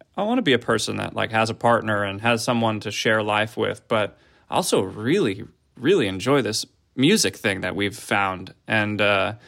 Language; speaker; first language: English; native; English